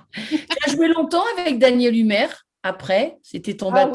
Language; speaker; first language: French; native; French